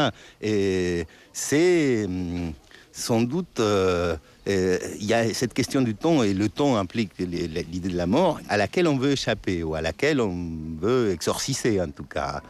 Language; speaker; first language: French; non-native, fluent; Spanish